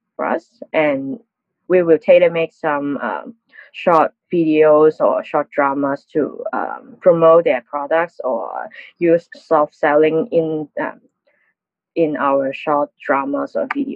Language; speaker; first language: English; non-native, local second language; Cantonese